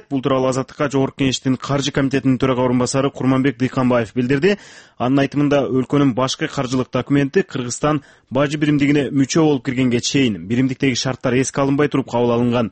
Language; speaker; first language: Kyrgyz; native; Kyrgyz